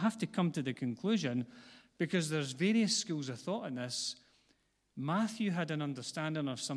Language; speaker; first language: English; native; English